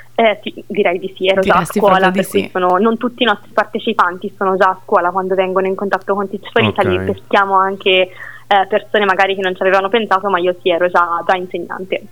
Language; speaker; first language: Italian; native; Italian